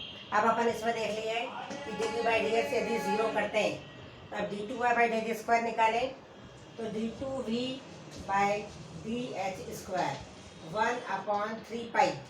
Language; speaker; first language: Hindi; native; Hindi